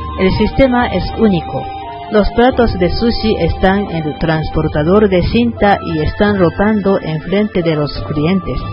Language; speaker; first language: Spanish; non-native, learner; Japanese